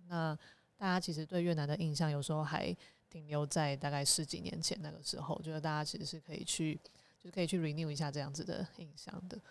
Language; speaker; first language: Chinese; non-native, fluent; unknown